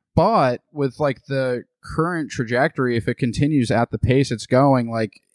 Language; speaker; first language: English; native; English